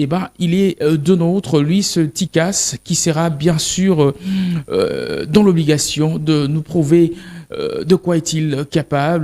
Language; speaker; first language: French; non-native, local second language; Lingala